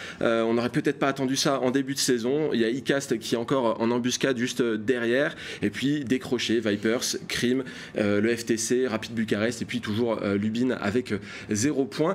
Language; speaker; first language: French; native; French